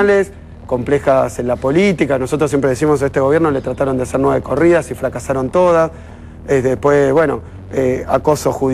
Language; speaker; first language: Spanish; native; Spanish